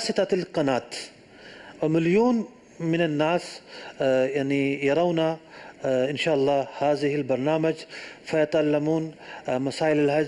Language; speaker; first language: Arabic; non-native, learner; Urdu